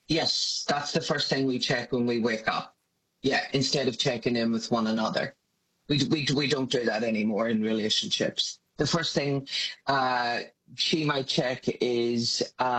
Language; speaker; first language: English; native; English